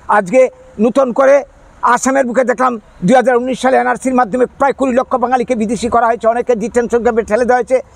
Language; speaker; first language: Bangla; native; Bangla